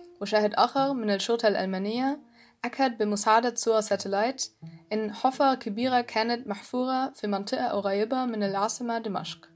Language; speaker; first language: Arabic; non-native, fluent; German